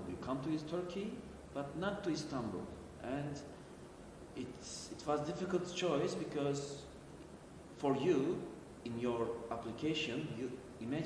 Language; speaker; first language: English; non-native, learner; Turkish